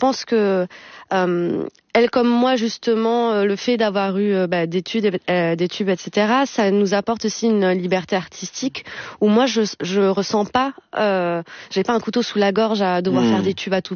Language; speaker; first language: French; native; French